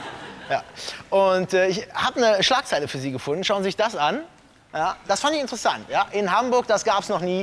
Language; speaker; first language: German; native; German